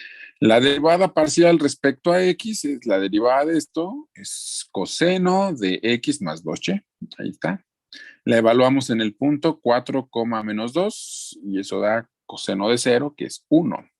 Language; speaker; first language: Spanish; native; Spanish